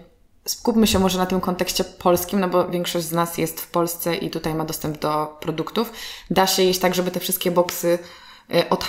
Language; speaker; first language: Polish; native; Polish